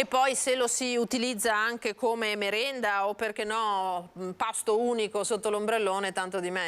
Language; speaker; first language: Italian; native; Italian